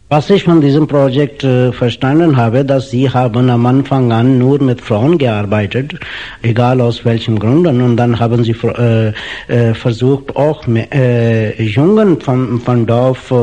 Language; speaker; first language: German; non-native, fluent; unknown